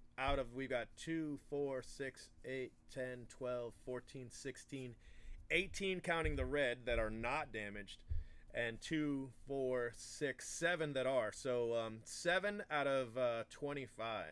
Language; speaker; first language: English; native; English